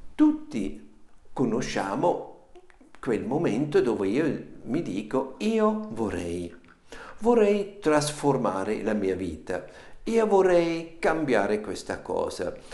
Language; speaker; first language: Italian; non-native, fluent; German